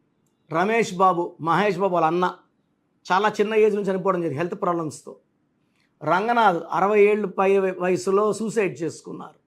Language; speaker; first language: Telugu; native; Telugu